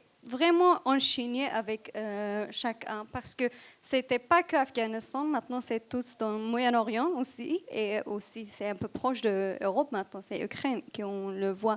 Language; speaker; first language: French; non-native, fluent; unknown